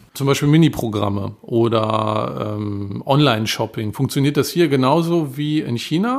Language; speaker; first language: German; native; German